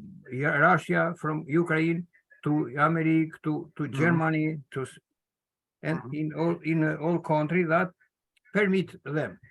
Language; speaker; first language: English; non-native, learner; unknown